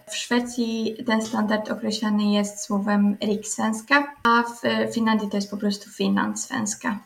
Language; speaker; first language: Polish; native; Polish